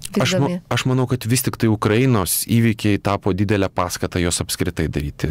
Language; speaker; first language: Lithuanian; native; Lithuanian